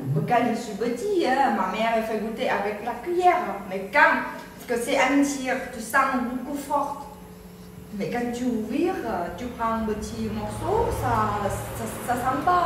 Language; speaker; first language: French; non-native, learner; Vietnamese